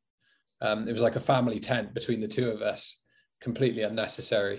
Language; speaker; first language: English; native; English